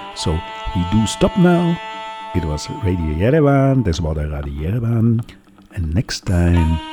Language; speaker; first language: English; non-native, fluent; German